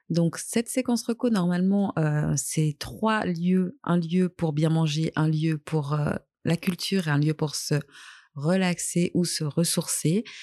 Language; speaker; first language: French; native; French